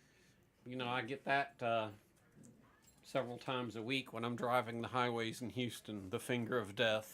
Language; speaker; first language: English; native; English